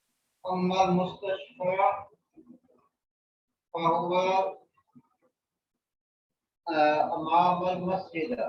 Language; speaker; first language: Arabic; non-native, learner; Urdu